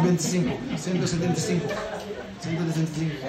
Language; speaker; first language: Spanish; non-native, fluent; Haitian Creole